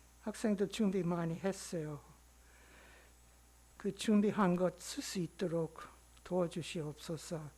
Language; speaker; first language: Korean; non-native, learner; English